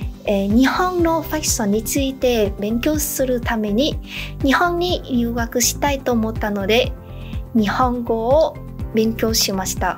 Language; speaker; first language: Japanese; non-native, learner; Vietnamese